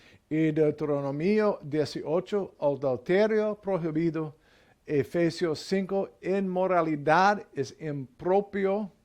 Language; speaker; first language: Spanish; non-native, fluent; English